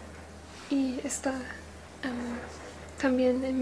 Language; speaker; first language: Spanish; non-native, learner; English